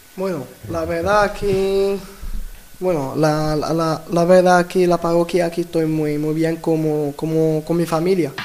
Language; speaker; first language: Spanish; non-native, learner; Arabic